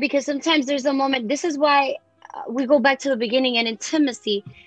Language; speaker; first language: English; early bilingual, other home language; Spanish